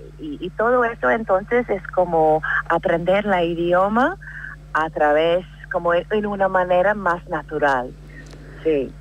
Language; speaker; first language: Spanish; non-native, fluent; English